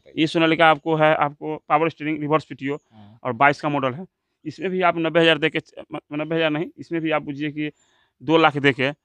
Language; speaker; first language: Hindi; native; Hindi